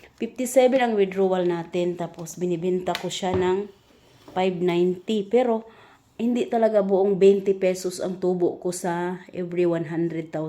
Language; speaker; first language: Filipino; non-native, local second language; Cebuano